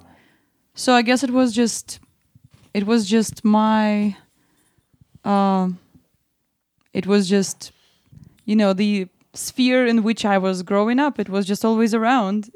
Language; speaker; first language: English; non-native, fluent; Russian